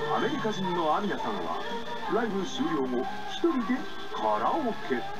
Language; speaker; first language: Japanese; native; Japanese